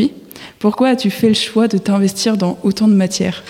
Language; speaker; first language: French; native; French